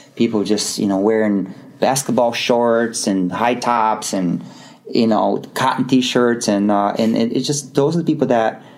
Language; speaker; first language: English; non-native, fluent; Portuguese